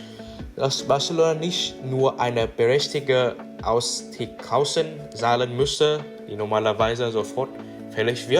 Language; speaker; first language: German; non-native, learner; English